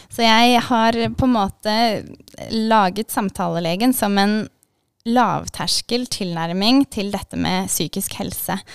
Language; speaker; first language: Norwegian; native; Norwegian